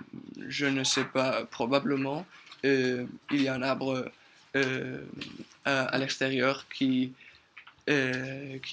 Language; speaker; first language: French; non-native, learner; Spanish